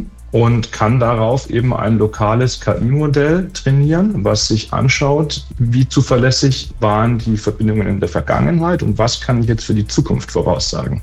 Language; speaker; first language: German; native; German